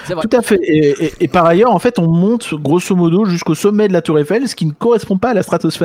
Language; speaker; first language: French; native; French